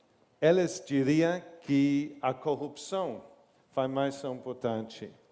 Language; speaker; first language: Portuguese; non-native, learner; English